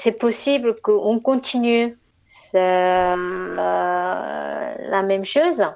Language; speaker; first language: French; non-native, learner; Korean